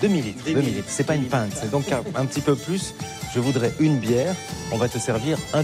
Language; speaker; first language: French; native; French